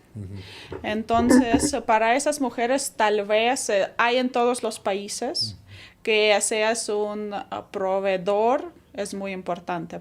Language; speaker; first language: Spanish; non-native, fluent; Ukrainian